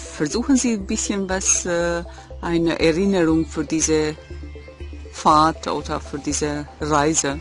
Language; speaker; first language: German; non-native, learner; Albanian